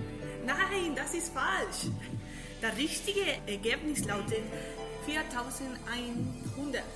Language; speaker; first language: German; non-native, learner; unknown